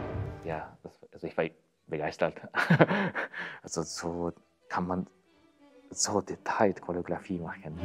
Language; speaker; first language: German; non-native, learner; Japanese